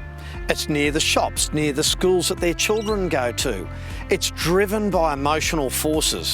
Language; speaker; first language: English; native; English